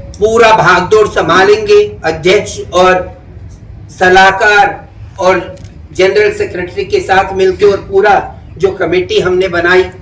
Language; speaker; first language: Hindi; native; Hindi